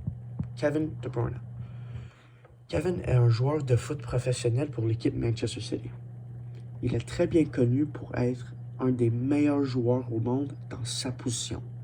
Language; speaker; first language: French; non-native, learner; English